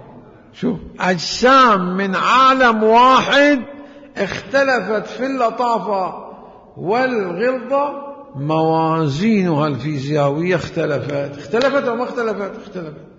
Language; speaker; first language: Arabic; native; Arabic